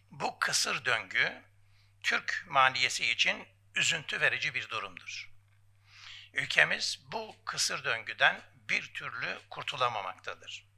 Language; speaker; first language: Turkish; native; Turkish